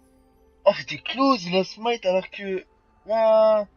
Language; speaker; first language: French; native; French